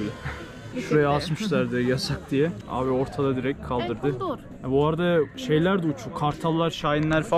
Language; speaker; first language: Turkish; native; Turkish